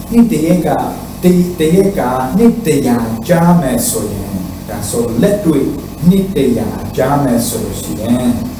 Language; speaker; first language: Burmese; non-native, fluent; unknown